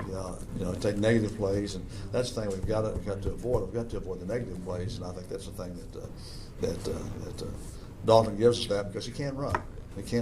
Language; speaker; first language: English; native; English